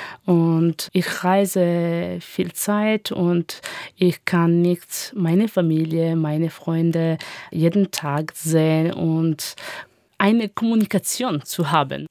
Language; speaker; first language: German; non-native, learner; Italian